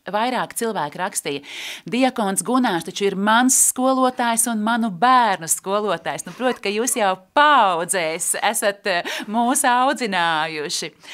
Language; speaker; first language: Latvian; native; Latvian